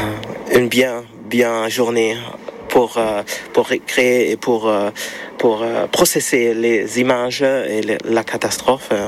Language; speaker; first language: French; non-native, learner; German